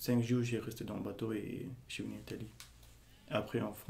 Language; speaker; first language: French; non-native, learner; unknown